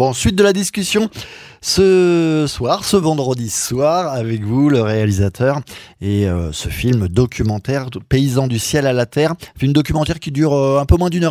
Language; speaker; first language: French; native; French